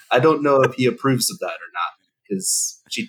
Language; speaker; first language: English; early bilingual, other home language; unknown